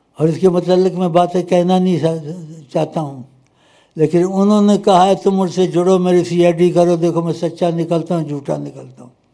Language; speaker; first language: Urdu; non-native, local second language; Pashto